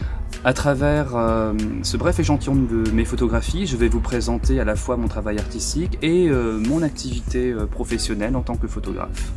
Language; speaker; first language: French; native; French